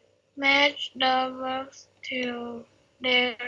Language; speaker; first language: English; non-native, learner; Chinese